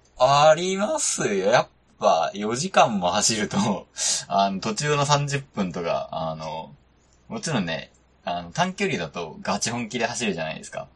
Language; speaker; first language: Japanese; native; Japanese